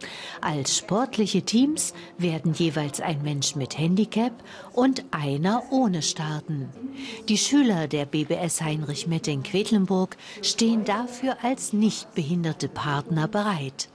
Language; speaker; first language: German; native; German